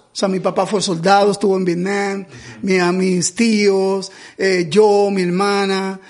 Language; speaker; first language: Spanish; native; Spanish